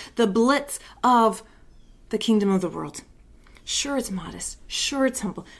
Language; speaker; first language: English; native; English